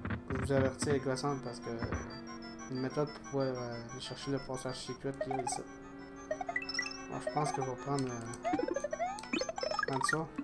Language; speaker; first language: French; native; French